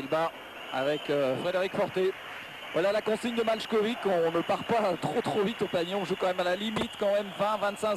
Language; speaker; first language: French; native; French